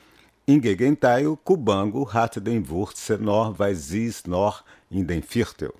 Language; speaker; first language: German; non-native, fluent; Portuguese